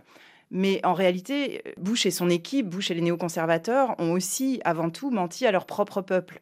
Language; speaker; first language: French; native; French